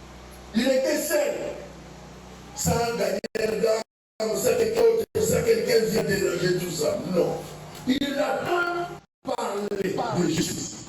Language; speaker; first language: French; non-native, local second language; Lingala